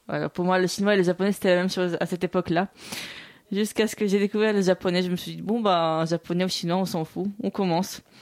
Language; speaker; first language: French; non-native, local second language; Russian